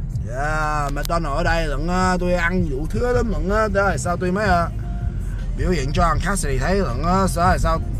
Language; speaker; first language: Vietnamese; early bilingual, heritage; Vietnamese